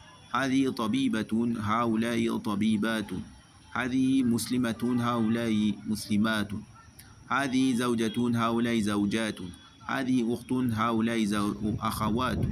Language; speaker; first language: Arabic; non-native, fluent; French